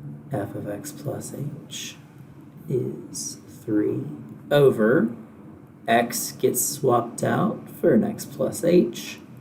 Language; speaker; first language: English; native; English